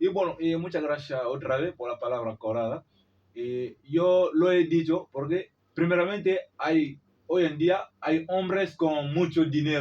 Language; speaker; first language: Spanish; non-native, learner; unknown